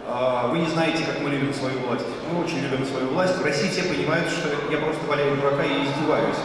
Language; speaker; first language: Russian; native; Russian